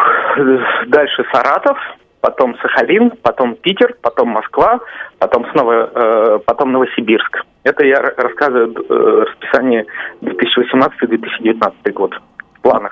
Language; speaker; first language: Russian; native; Russian